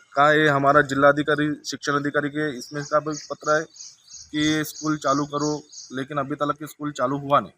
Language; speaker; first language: Hindi; non-native, local second language; Marathi